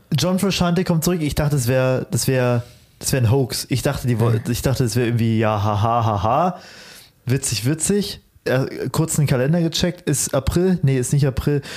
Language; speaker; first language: German; early bilingual, other home language; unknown